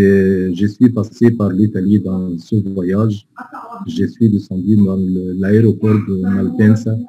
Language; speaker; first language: French; non-native, fluent; Arabic